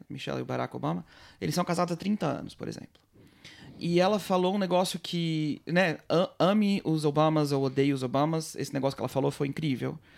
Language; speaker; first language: Portuguese; native; Portuguese